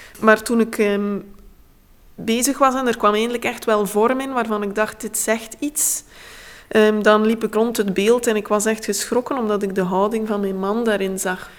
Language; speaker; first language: Dutch; native; Dutch